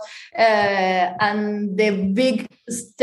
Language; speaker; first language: English; non-native, fluent; Spanish